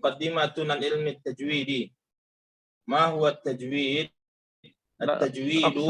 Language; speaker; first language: Arabic; non-native, learner; Indonesian